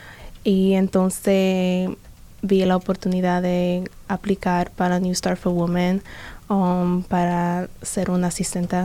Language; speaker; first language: Spanish; early bilingual, other home language; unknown